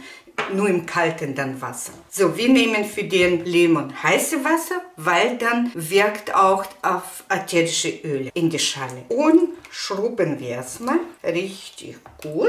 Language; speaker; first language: German; non-native, learner; Russian